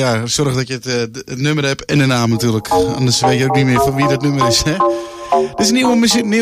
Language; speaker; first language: Dutch; native; Dutch